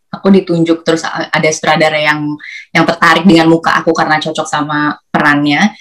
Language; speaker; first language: Indonesian; native; Indonesian